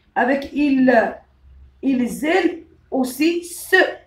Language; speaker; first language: French; non-native, local second language; Arabic